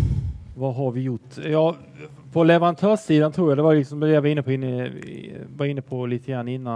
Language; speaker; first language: Swedish; native; Swedish